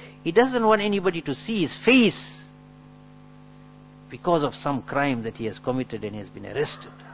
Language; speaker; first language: English; native; English